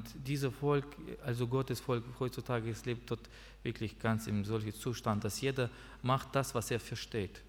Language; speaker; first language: German; non-native, learner; Russian